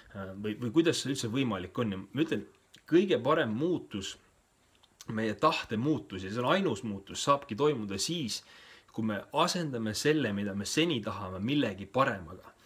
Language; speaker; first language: Estonian; native; Estonian